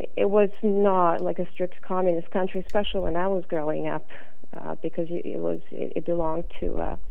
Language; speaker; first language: English; non-native, fluent; Serbian